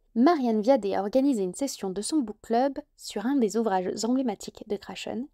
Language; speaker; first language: French; native; French